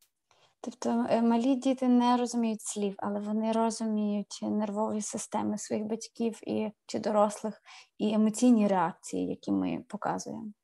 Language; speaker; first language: Ukrainian; native; Ukrainian